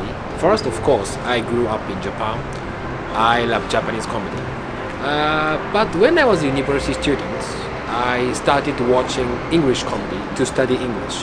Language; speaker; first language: English; non-native, fluent; Japanese